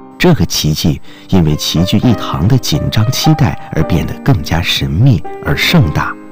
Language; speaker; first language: Chinese; native; Chinese